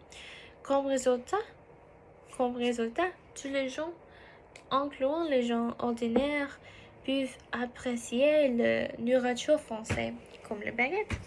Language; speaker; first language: French; non-native, learner; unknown